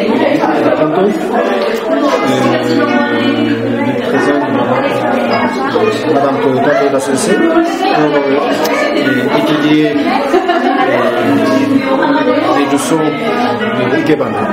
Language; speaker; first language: French; non-native, learner; Japanese